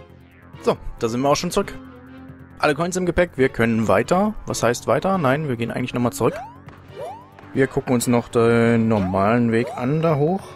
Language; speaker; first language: German; native; German